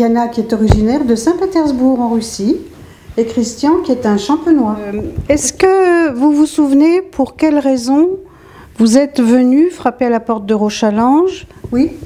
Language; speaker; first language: French; native; French